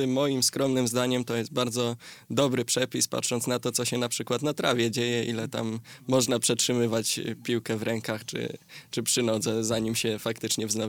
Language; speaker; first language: Polish; native; Polish